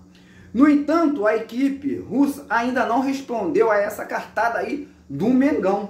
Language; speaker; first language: Portuguese; native; Portuguese